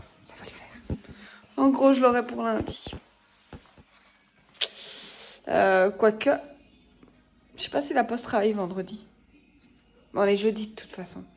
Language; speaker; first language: French; native; French